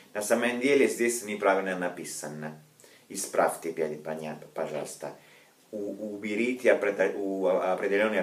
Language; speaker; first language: Russian; non-native, fluent; Italian